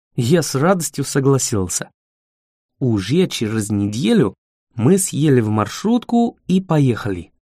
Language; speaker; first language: Russian; non-native, fluent; English